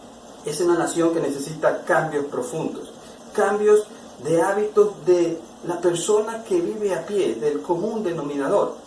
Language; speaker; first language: Spanish; native; Spanish